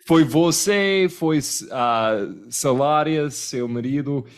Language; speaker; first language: Portuguese; non-native, fluent; English